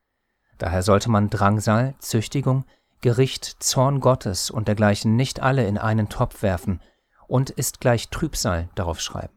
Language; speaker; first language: German; native; German